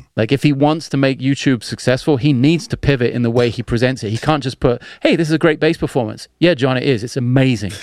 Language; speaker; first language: English; native; English